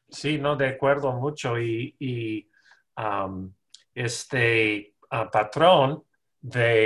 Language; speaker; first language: Spanish; non-native, fluent; English